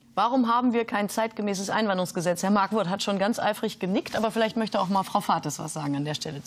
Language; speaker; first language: German; native; German